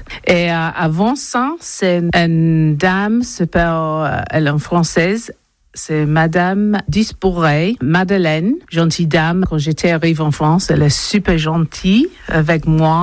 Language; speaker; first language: French; non-native, learner; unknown